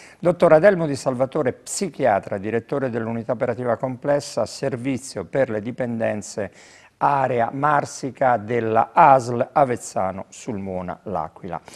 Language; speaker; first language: Italian; native; Italian